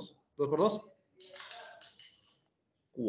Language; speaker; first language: Spanish; native; Spanish